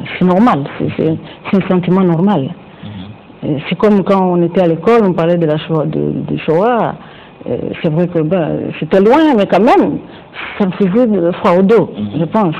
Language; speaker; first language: French; non-native, local second language; Kinyarwanda